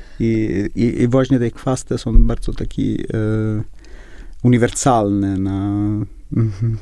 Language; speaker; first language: Polish; non-native, learner; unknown